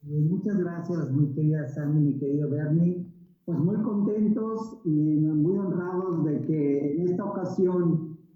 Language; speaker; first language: Spanish; native; Spanish